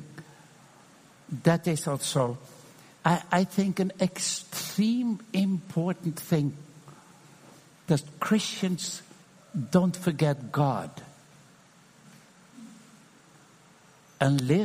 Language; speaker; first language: English; non-native, fluent; Dutch